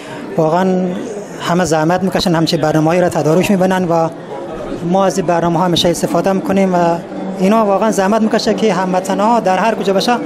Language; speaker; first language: Persian; native; Persian